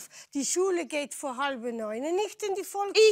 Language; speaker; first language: German; non-native, fluent; Dutch